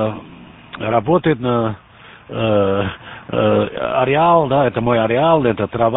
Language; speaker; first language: Russian; non-native, learner; German